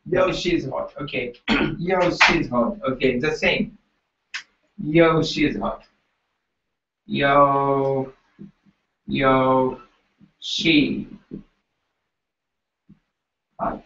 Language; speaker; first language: English; non-native, learner; Japanese